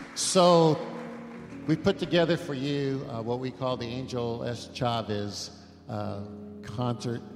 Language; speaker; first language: English; early bilingual, other home language; Spanish